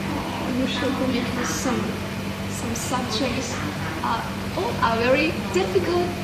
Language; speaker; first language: English; non-native, learner; Thai